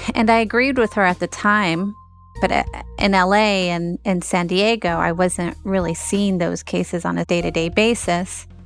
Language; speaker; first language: English; native; English